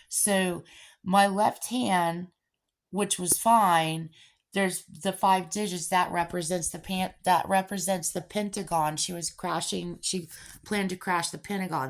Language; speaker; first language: English; native; English